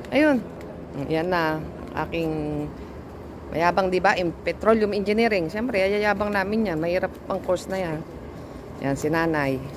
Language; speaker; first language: Filipino; native; Filipino